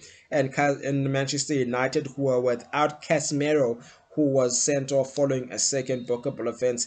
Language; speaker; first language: English; non-native, local second language; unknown